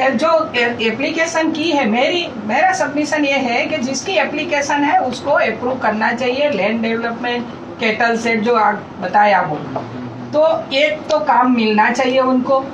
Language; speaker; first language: Hindi; non-native, local second language; Gujarati